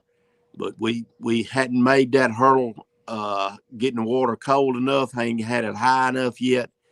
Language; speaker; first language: English; native; English